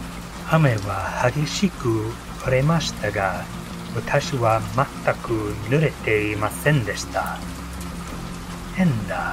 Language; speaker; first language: Japanese; non-native, learner; English